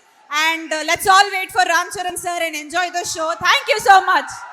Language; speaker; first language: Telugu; non-native, local second language; Kannada